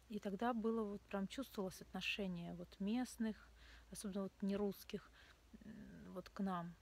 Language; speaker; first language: Russian; native; Russian